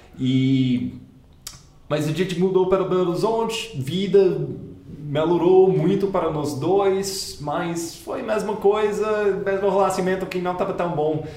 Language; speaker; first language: Portuguese; non-native, fluent; English